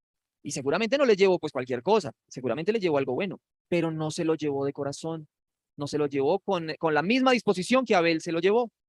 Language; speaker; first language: Spanish; native; Spanish